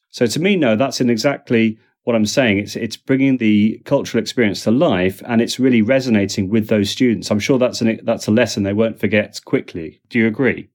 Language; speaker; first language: English; native; English